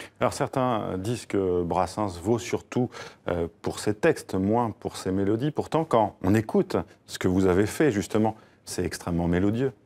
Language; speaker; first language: French; native; French